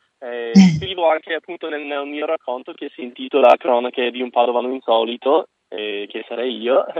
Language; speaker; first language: Italian; non-native, fluent; English